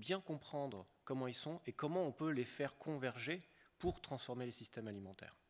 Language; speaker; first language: French; native; French